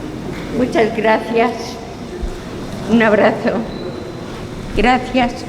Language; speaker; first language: Spanish; non-native, fluent; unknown